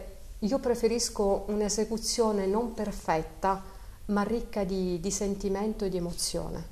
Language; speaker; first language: Italian; native; Italian